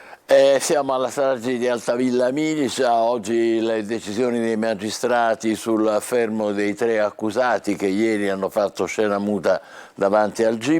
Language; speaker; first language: Italian; native; Italian